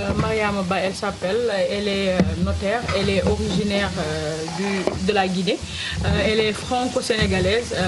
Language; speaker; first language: French; non-native, local second language; Wolof